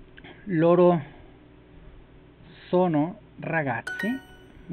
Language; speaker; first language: Italian; non-native, learner; Spanish